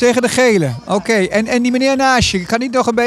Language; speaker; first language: Dutch; native; Dutch